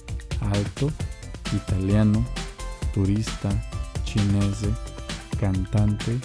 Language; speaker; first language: Italian; non-native, fluent; Spanish